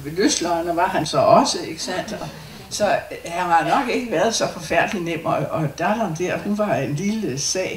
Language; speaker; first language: Danish; native; Danish